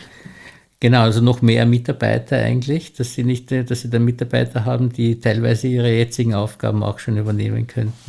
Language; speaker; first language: German; native; German